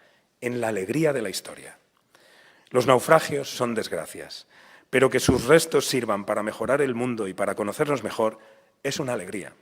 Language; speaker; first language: Spanish; native; Spanish